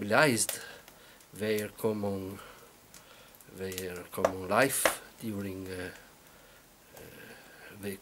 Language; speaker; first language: English; non-native, learner; Italian